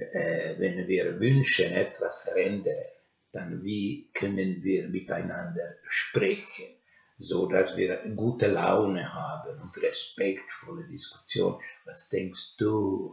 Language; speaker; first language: German; non-native, learner; Finnish